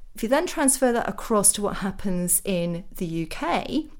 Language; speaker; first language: English; native; English